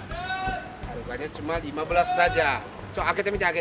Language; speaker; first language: Indonesian; non-native, fluent; Japanese